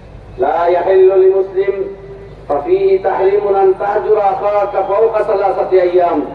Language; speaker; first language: Arabic; non-native, fluent; Bangla